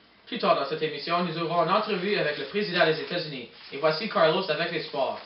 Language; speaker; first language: French; non-native, local second language; English